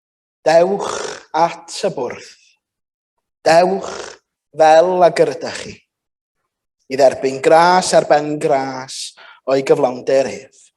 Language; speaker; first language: Welsh; native; Welsh